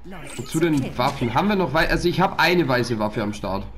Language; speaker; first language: German; native; German